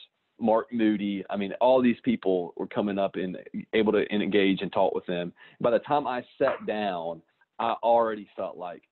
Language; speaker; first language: English; native; English